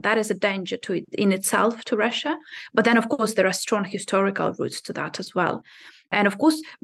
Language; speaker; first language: English; non-native, fluent; Ukrainian